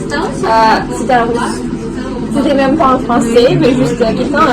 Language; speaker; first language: French; non-native, fluent; Russian